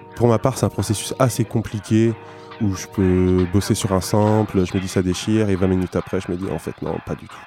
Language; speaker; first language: French; native; French